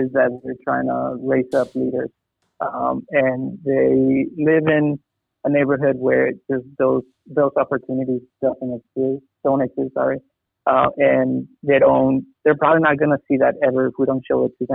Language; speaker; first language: English; early bilingual, other home language; Spanish